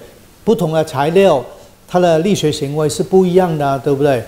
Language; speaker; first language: Chinese; native; Chinese